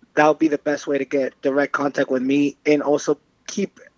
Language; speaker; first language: English; non-native, fluent; Spanish